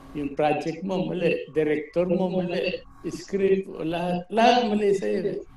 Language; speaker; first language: Filipino; native; Filipino